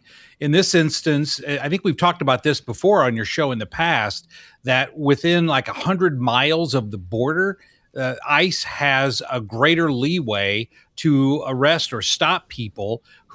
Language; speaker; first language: English; native; English